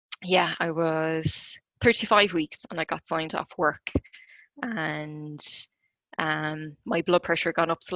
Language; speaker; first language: English; native; English